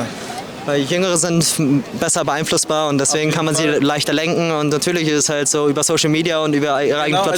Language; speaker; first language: German; native; German